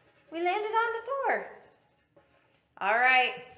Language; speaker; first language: English; native; English